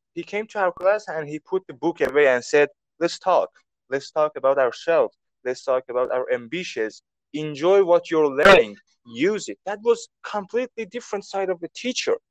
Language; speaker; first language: English; non-native, fluent; Persian